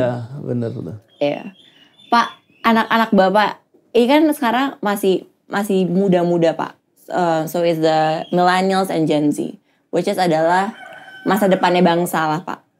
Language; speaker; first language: Indonesian; native; Indonesian